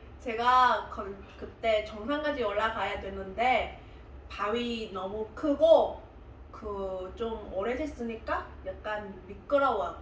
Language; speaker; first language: Korean; non-native, fluent; Vietnamese